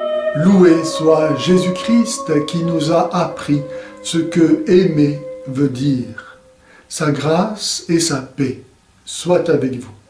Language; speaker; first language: French; native; French